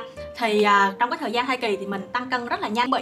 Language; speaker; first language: Vietnamese; native; Vietnamese